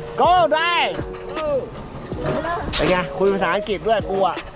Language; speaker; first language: Thai; native; Thai